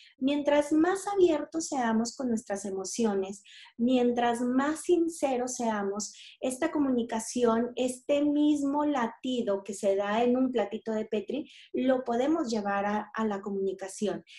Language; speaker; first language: Spanish; native; Spanish